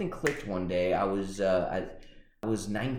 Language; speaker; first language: English; early bilingual, other home language; Spanish